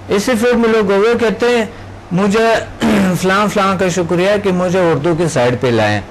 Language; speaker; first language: Urdu; non-native, local second language; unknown